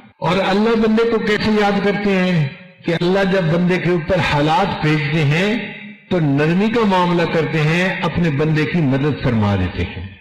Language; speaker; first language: Urdu; non-native, local second language; Punjabi